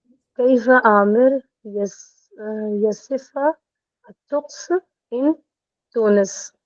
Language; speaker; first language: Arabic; non-native, learner; Hindi